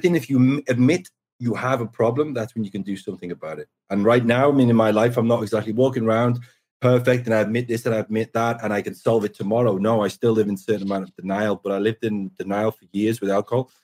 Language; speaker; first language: English; native; English